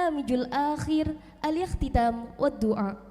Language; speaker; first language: Arabic; non-native, learner; Indonesian